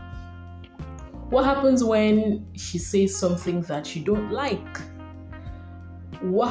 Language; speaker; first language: English; non-native, local second language; Igbo